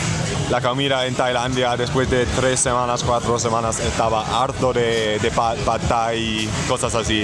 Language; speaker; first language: Spanish; non-native, learner; Dutch